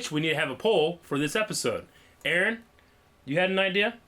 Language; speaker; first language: English; native; English